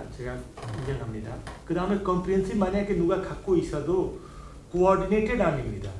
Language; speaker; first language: Korean; non-native, learner; Hindi